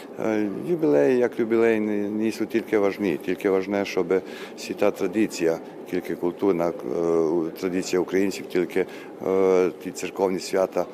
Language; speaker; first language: Ukrainian; early bilingual, heritage; Ukrainian